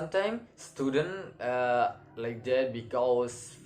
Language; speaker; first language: English; non-native, learner; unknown